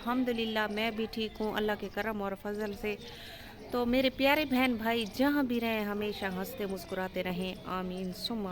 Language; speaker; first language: Hindi; non-native, local second language; Punjabi